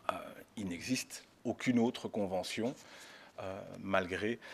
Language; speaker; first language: French; native; French